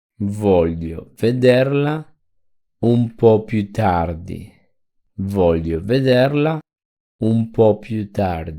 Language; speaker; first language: Italian; non-native, fluent; Spanish